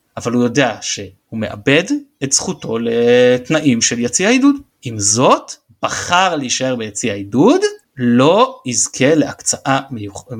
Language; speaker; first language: Hebrew; native; Hebrew